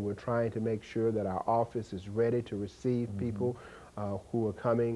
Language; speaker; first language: English; native; English